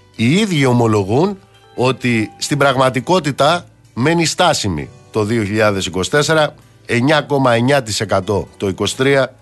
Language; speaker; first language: Greek; native; Greek